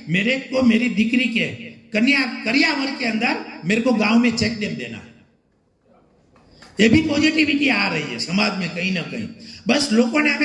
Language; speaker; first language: Hindi; non-native, local second language; Gujarati